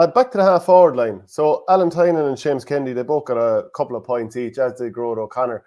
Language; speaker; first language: English; native; English